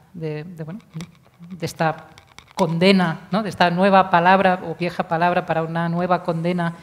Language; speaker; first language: Spanish; non-native, local second language; Catalan